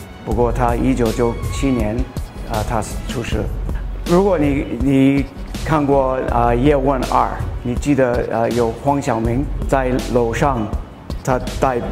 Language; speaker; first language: Chinese; non-native, fluent; English